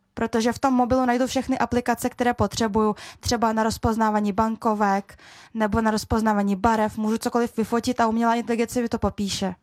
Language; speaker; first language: Czech; early bilingual, other home language; Russian